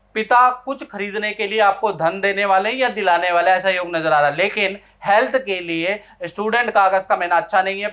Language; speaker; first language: Hindi; native; Hindi